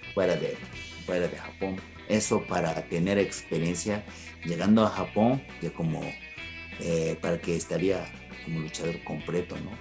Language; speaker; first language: Spanish; non-native, fluent; Japanese